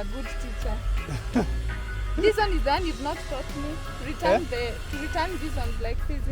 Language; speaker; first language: English; non-native, local second language; Swahili